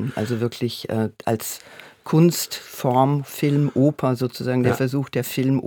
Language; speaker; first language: German; native; German